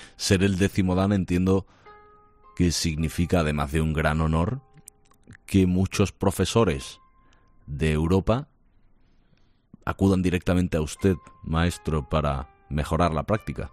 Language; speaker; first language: Spanish; native; Spanish